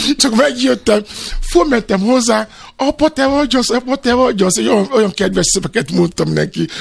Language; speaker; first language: Hungarian; non-native, fluent; Yoruba